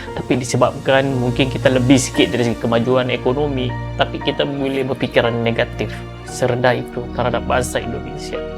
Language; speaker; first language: Malay; native; Malay